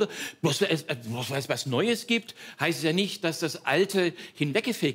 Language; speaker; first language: German; native; German